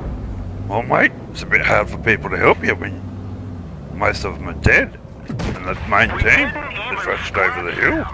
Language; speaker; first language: English; native; English